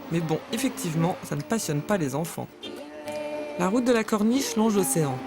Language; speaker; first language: French; native; French